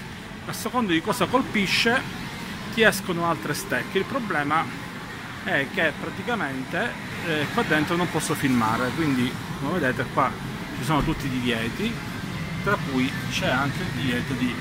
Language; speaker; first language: Italian; native; Italian